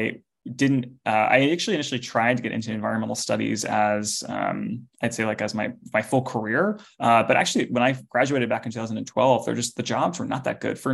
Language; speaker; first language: English; native; English